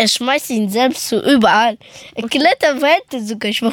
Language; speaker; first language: German; early bilingual, other home language; Persian